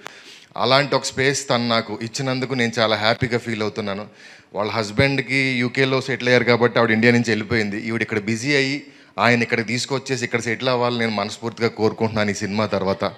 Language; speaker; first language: Telugu; native; Telugu